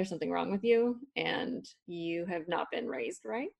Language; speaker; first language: English; non-native, fluent; Spanish